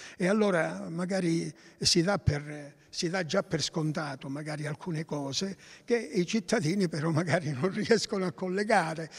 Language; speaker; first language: Italian; native; Italian